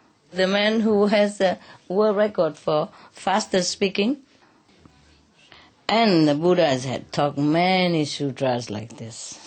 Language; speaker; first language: English; non-native, fluent; Vietnamese